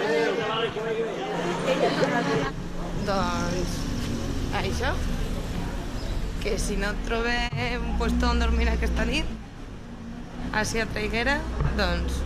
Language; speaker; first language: Catalan; non-native, local second language; Spanish